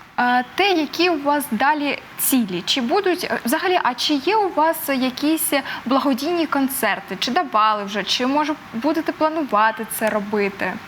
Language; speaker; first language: Ukrainian; native; Ukrainian